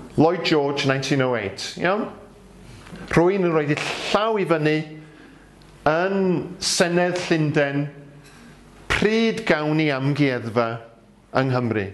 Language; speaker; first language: Welsh; native; Welsh